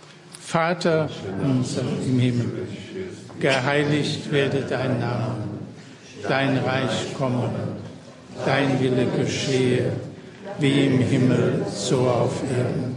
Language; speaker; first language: German; native; German